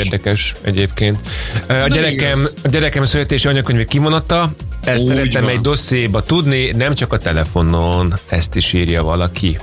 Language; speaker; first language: Hungarian; native; Hungarian